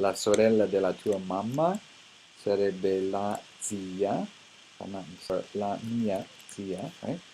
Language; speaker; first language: Italian; non-native, fluent; English